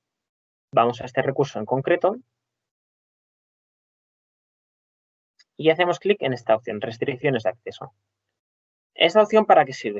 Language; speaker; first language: Spanish; native; Spanish